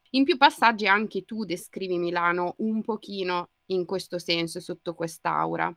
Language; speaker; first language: Italian; native; Italian